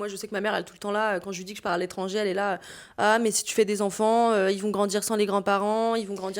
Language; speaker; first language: French; native; French